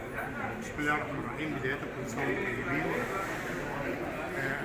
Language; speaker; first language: Arabic; native; Arabic